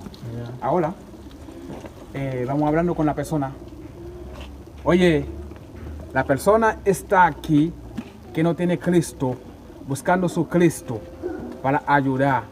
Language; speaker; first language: Spanish; non-native, learner; Haitian Creole